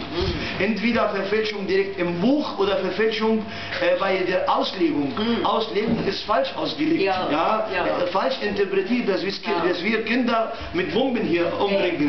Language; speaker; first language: German; non-native, learner; Arabic